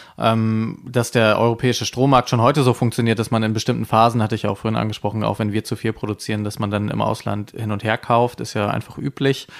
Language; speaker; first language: German; native; German